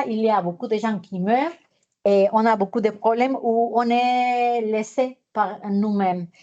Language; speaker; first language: French; non-native, fluent; Spanish